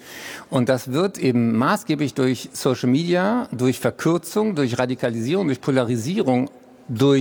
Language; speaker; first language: German; native; German